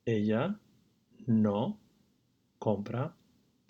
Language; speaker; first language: Spanish; non-native, fluent; English